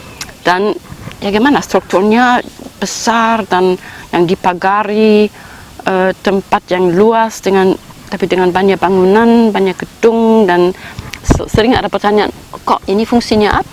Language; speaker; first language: Indonesian; non-native, fluent; German